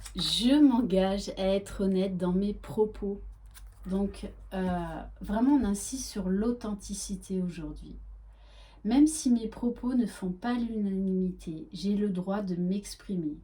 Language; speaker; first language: French; native; French